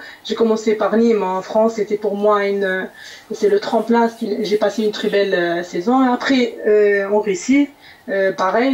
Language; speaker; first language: French; non-native, local second language; Arabic